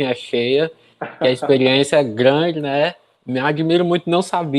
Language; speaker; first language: Portuguese; native; Portuguese